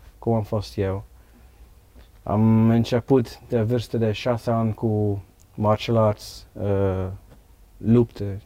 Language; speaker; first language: Romanian; non-native, learner; Dutch